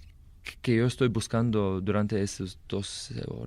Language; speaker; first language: Spanish; non-native, fluent; Slovenian